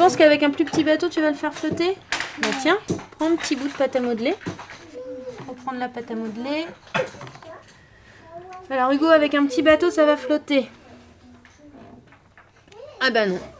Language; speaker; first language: French; native; French